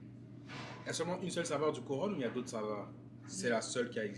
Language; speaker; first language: French; native; French